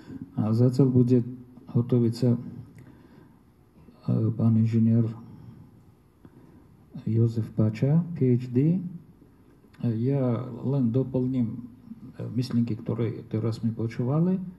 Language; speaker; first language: Slovak; non-native, fluent; Armenian